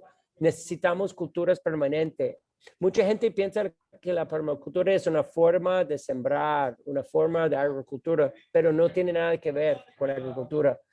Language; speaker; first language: Spanish; non-native, fluent; English